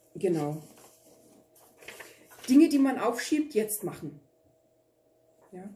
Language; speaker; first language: German; early bilingual, other home language; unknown